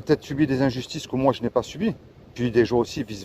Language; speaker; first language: French; native; French